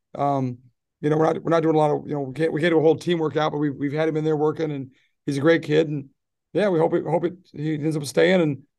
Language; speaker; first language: English; native; English